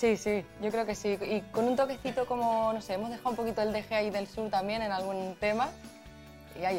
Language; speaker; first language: Spanish; native; Spanish